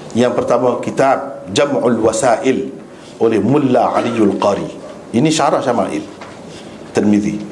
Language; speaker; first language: Malay; native; Malay